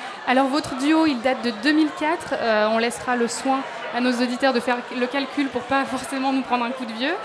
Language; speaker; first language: French; native; French